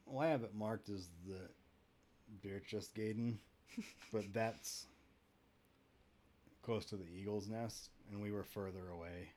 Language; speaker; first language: English; native; English